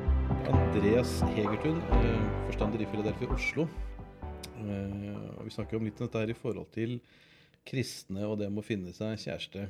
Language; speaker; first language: Norwegian; native; Norwegian